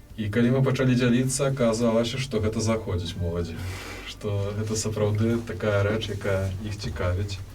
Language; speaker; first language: Belarusian; native; Belarusian